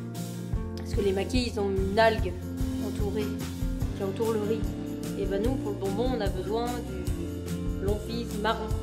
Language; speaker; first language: French; native; French